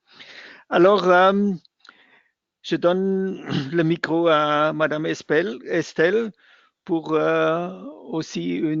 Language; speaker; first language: French; non-native, fluent; German